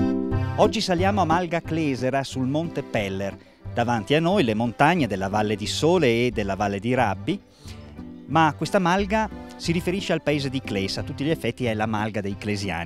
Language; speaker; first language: Italian; native; Italian